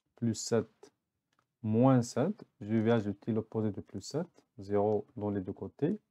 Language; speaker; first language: French; non-native, local second language; Arabic